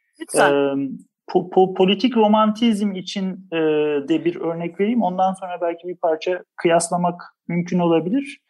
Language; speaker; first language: Turkish; native; Turkish